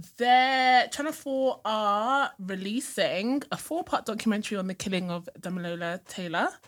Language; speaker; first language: English; native; English